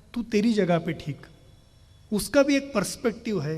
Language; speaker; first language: Hindi; non-native, local second language; Marathi